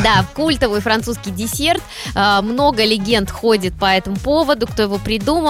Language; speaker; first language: Russian; native; Russian